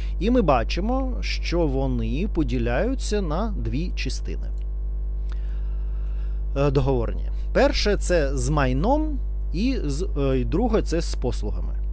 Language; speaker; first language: Ukrainian; non-native, learner; Russian